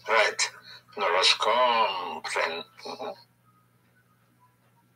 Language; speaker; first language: Spanish; non-native, learner; English